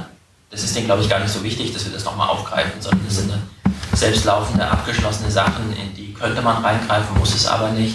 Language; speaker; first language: German; native; German